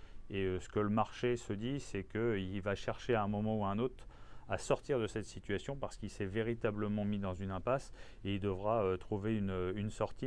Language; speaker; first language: French; native; French